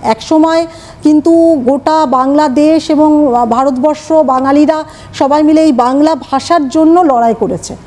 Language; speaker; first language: Bangla; native; Bangla